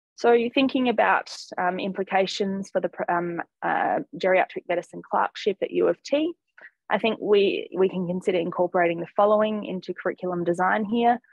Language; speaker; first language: English; native; English